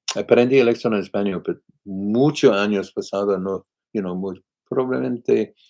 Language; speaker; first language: Spanish; non-native, learner; English